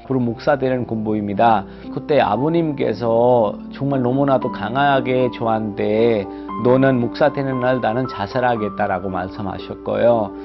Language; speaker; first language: Korean; non-native, fluent; Hindi